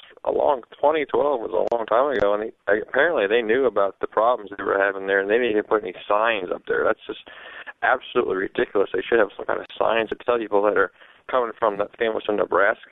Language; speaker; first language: English; native; English